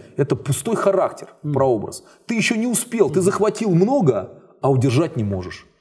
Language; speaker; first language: Russian; native; Russian